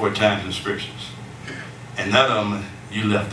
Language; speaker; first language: English; native; English